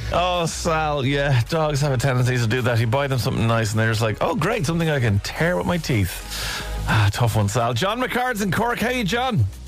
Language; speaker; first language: English; native; English